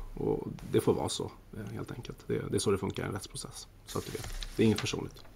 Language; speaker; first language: Swedish; native; Swedish